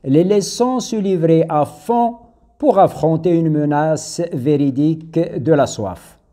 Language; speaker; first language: French; non-native, local second language; Arabic